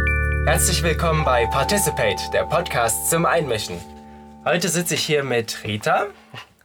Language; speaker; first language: German; native; German